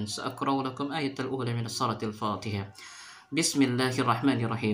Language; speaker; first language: Arabic; non-native, fluent; Indonesian